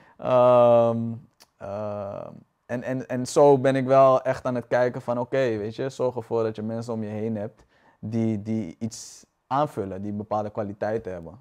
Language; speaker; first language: Dutch; native; Dutch